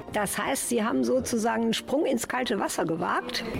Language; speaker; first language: German; native; German